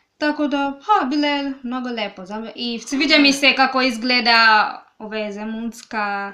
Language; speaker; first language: Serbian; non-native, learner; Swahili